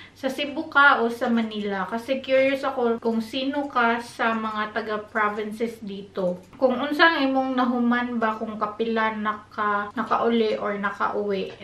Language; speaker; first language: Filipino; non-native, local second language; Cebuano